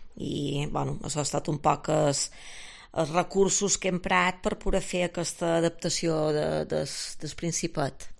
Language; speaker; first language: Catalan; native; Catalan